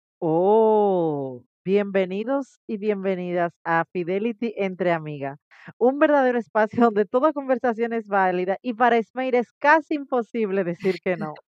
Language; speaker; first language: Spanish; native; Spanish